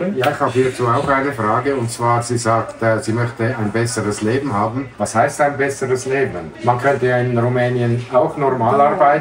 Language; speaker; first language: German; native; German